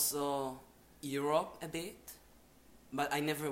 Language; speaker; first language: English; non-native, fluent; Hebrew